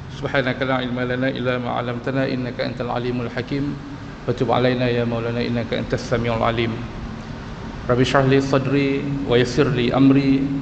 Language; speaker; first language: Malay; native; Malay